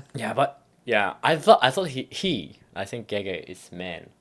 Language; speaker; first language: English; non-native, learner; Japanese